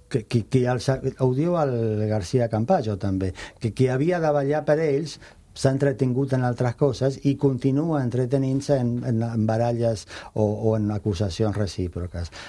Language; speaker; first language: Catalan; non-native, fluent; Spanish